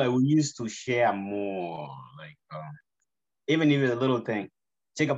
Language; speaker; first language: English; non-native, local second language; Gusii